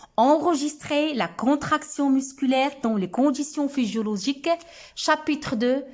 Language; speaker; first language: French; non-native, local second language; Arabic